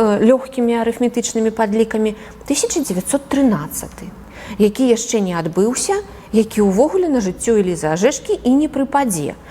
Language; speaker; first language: Belarusian; native; Belarusian